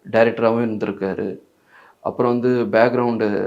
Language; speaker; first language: Tamil; native; Tamil